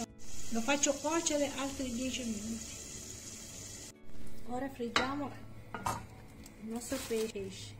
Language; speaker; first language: Italian; non-native, learner; Filipino